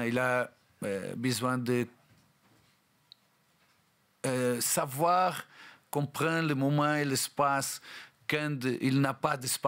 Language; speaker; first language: French; non-native, learner; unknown